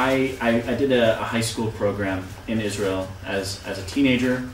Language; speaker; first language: English; native; English